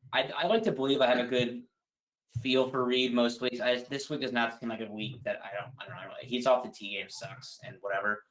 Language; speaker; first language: English; native; English